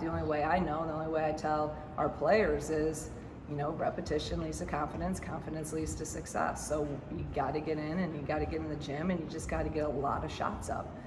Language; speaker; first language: English; native; English